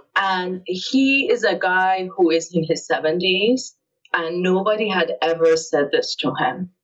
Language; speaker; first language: English; early bilingual, other home language; Persian